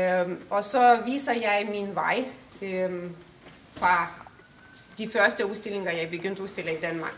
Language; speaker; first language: Danish; non-native, fluent; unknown